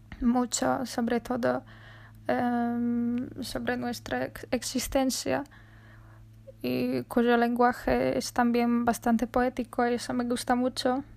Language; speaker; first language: Spanish; non-native, fluent; Polish